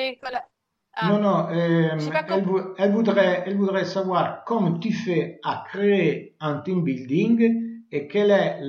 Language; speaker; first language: French; non-native, learner; Italian